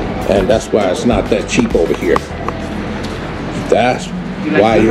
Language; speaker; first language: English; native; English